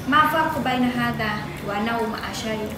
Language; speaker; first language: Arabic; non-native, fluent; Vietnamese